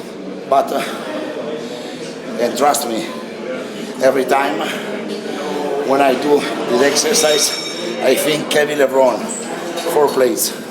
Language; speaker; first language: English; non-native, learner; Italian